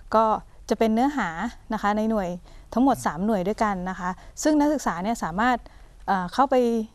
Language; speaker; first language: Thai; native; Thai